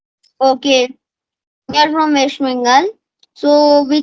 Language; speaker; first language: English; non-native, learner; Marathi